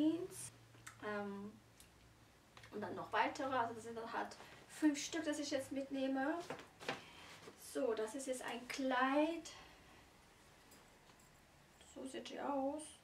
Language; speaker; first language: German; non-native, fluent; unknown